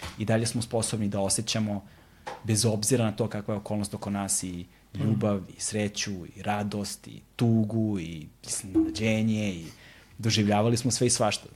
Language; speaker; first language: Serbian; native; Serbian